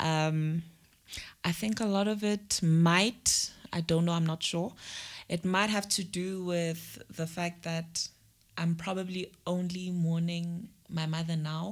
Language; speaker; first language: English; non-native, local second language; Zulu